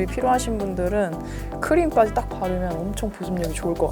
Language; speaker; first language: Korean; native; Korean